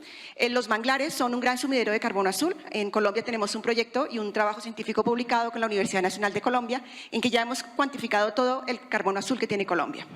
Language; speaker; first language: Spanish; native; Spanish